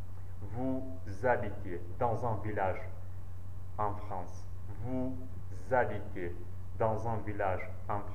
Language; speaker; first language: French; non-native, learner; Central Kurdish